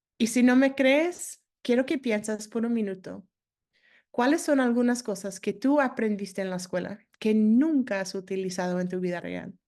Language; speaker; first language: Spanish; non-native, fluent; English